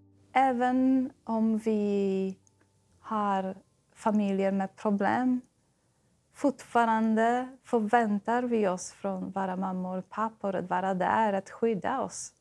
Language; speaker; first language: Swedish; non-native, fluent; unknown